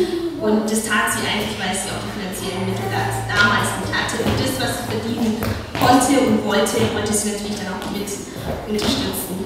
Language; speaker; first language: German; non-native, fluent; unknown